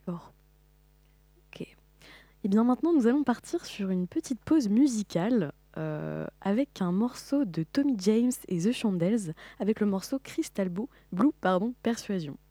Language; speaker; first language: French; native; French